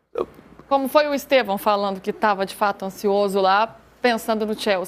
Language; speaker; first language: Portuguese; native; Portuguese